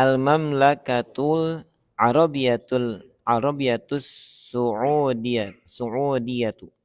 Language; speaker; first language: Arabic; non-native, learner; Indonesian